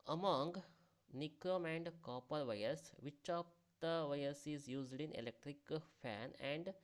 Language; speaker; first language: English; non-native, local second language; Kannada